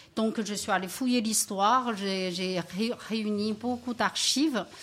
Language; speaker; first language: French; non-native, fluent; Chinese